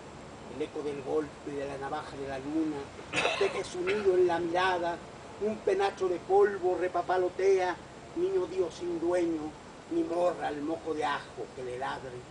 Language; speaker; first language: Spanish; native; Spanish